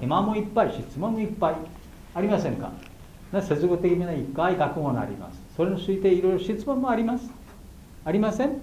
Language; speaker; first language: Japanese; non-native, learner; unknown